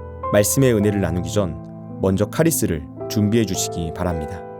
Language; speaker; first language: Korean; native; Korean